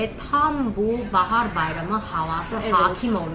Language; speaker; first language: Turkish; non-native, fluent; Chinese